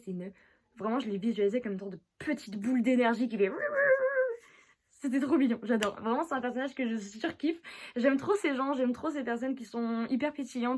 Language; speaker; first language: French; native; French